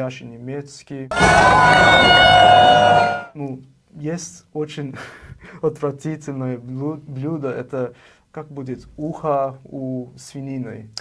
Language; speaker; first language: Russian; non-native, fluent; English